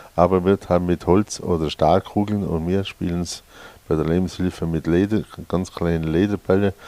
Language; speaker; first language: German; native; German